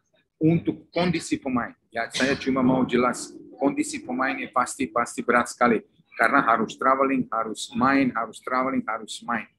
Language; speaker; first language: Indonesian; non-native, fluent; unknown